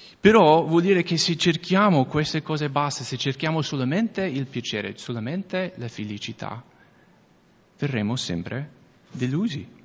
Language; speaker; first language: Italian; non-native, fluent; English